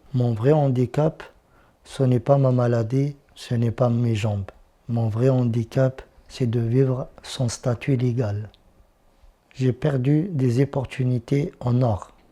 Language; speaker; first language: French; non-native, local second language; Arabic